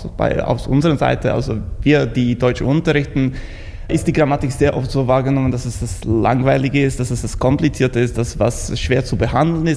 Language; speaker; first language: German; non-native, fluent; Slovak